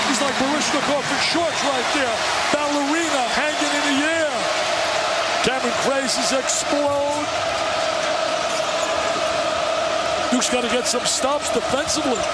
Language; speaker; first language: English; native; English